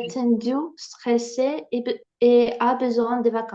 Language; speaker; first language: French; non-native, learner; Ukrainian